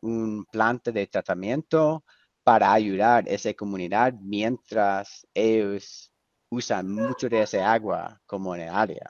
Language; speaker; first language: Spanish; non-native, fluent; English